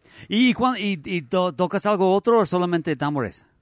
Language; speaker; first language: Spanish; non-native, learner; English